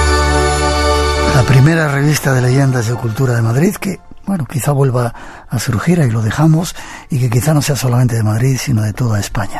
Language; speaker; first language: Spanish; native; Spanish